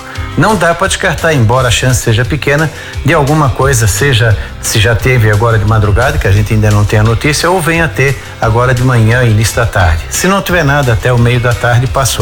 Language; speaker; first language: Portuguese; native; Portuguese